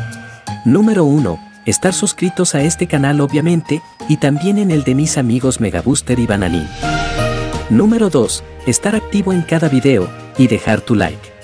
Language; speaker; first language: Spanish; native; Spanish